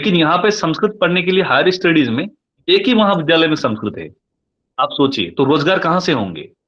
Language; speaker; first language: Hindi; non-native, local second language; Nepali